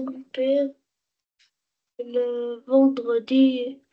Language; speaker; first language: French; non-native, learner; Arabic